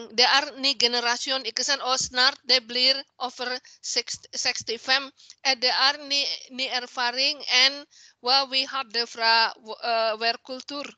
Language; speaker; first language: Norwegian; non-native, learner; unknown